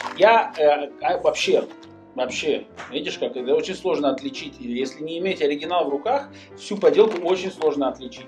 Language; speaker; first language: Russian; native; Russian